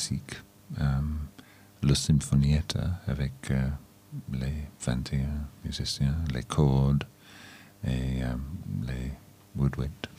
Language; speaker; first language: French; non-native, learner; English